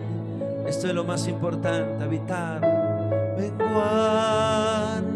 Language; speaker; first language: Spanish; native; Spanish